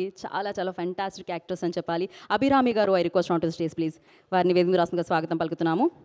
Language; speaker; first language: Telugu; native; Telugu